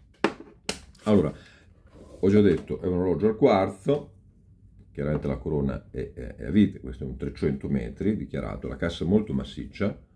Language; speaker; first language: Italian; native; Italian